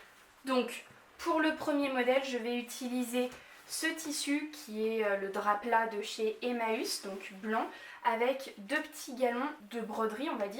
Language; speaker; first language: French; native; French